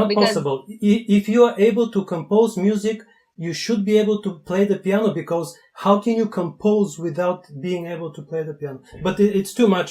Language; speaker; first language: English; non-native, fluent; Bulgarian